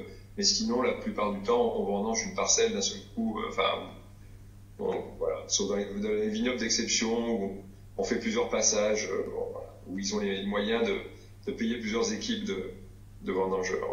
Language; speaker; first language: French; native; French